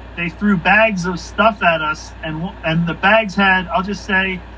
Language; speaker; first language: English; native; English